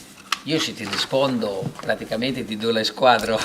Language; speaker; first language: Italian; non-native, fluent; Portuguese